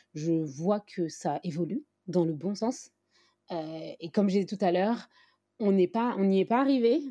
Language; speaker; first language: French; native; French